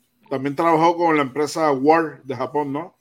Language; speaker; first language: Spanish; native; Spanish